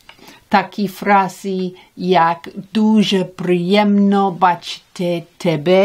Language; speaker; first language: Ukrainian; non-native, learner; English